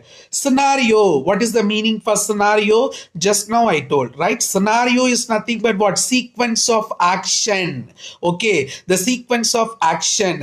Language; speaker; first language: English; non-native, local second language; Tamil